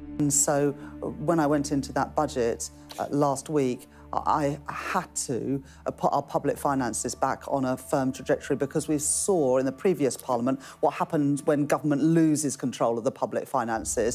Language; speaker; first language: English; native; English